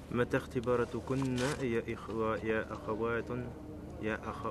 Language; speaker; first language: Arabic; non-native, learner; French